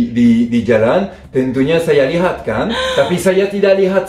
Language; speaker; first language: Indonesian; non-native, fluent; French